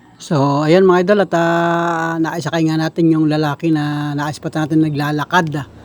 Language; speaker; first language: Filipino; native; Filipino